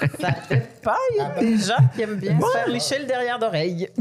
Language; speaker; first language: French; native; French